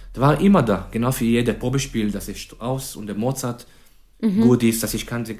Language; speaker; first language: German; non-native, fluent; Hebrew